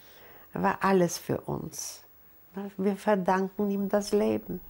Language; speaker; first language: German; non-native, learner; Polish